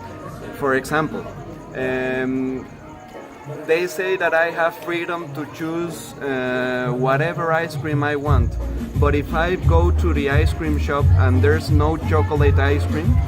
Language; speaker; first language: English; non-native, fluent; Spanish